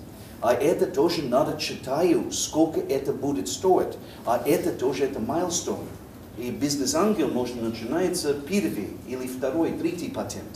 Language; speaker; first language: Russian; non-native, learner; English